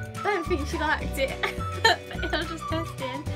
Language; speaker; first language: English; native; English